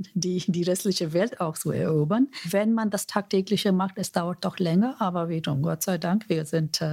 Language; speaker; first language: German; non-native, fluent; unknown